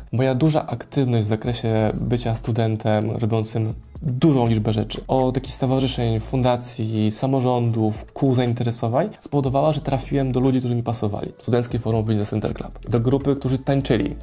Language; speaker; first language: Polish; native; Polish